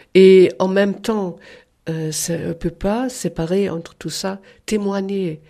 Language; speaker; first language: French; non-native, fluent; German